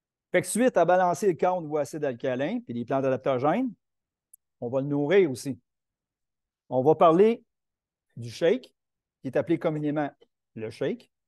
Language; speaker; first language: French; native; French